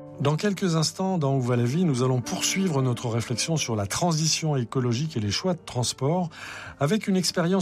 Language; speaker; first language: French; native; French